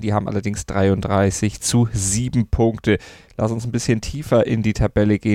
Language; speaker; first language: German; native; German